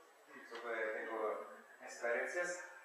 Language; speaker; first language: Spanish; non-native, learner; German